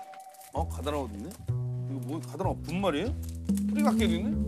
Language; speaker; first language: Korean; native; Korean